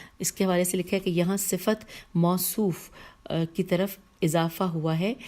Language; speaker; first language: Urdu; native; Urdu